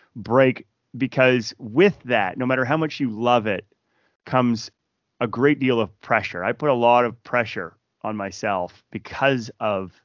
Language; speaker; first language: English; native; English